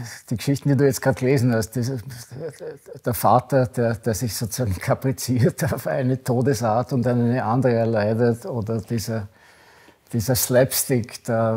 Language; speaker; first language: German; native; German